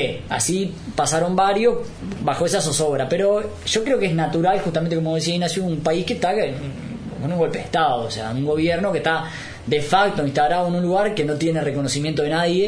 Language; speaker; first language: Spanish; native; Spanish